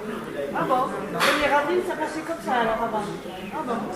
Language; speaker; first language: French; native; French